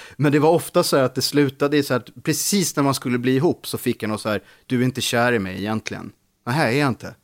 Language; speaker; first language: Swedish; native; Swedish